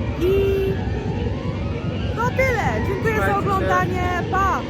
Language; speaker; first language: Polish; native; Polish